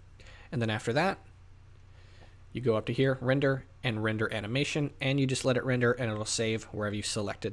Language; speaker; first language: English; native; English